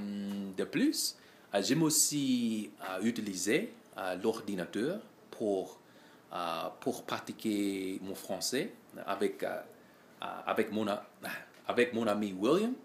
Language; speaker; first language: French; non-native, learner; English